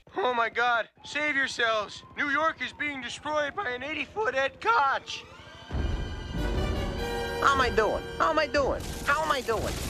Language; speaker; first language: English; non-native, fluent; Portuguese